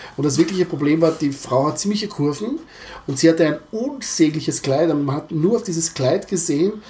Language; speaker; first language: German; early bilingual, other home language; Croatian